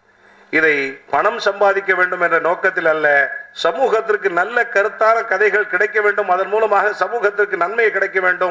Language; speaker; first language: Tamil; native; Tamil